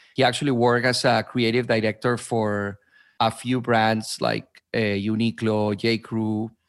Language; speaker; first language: English; non-native, fluent; Spanish